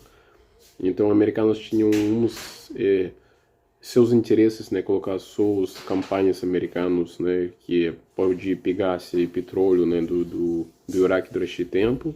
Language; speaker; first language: Portuguese; non-native, learner; Russian